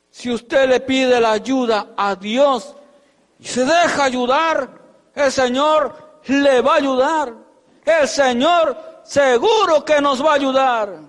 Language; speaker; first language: Spanish; native; Spanish